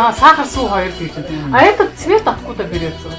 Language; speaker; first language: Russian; non-native, learner; Mongolian